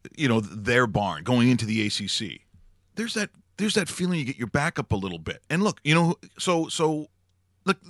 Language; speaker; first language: English; native; English